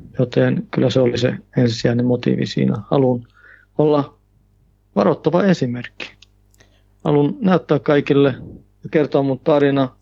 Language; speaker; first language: Finnish; early bilingual, heritage; Finnish